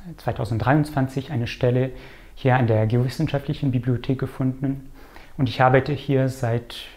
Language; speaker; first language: German; non-native, fluent; French